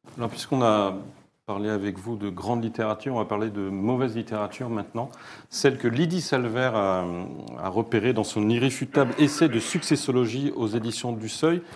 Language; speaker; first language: French; native; French